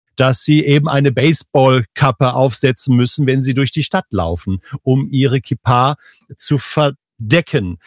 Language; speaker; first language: German; native; German